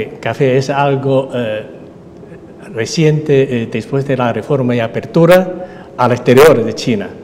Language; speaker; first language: Spanish; non-native, fluent; Chinese